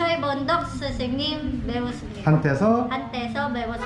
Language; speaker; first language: Korean; non-native, learner; Filipino